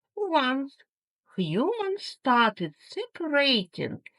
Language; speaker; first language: English; non-native, fluent; Ukrainian